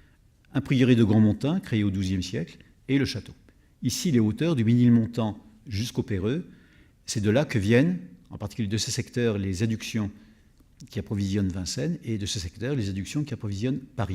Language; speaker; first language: French; native; French